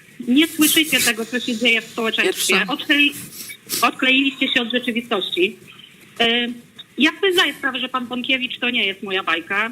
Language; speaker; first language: Polish; native; Polish